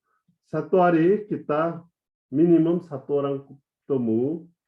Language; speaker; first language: Indonesian; non-native, fluent; Korean